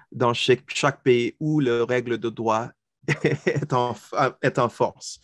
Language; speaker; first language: French; non-native, local second language; English